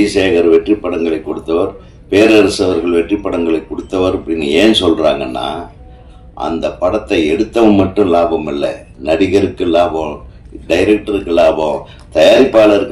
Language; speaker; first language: Tamil; native; Tamil